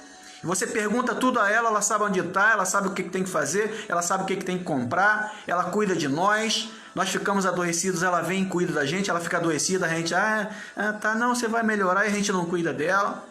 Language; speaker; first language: Portuguese; native; Portuguese